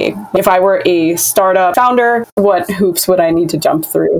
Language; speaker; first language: English; non-native, local second language; Filipino